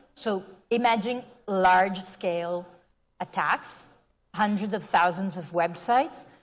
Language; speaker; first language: English; non-native, fluent; Italian